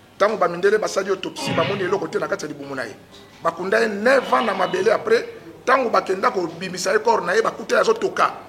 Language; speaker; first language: Lingala; non-native, local second language; Kongo